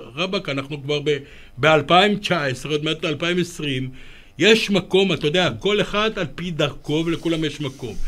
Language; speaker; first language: Hebrew; early bilingual, other home language; Romanian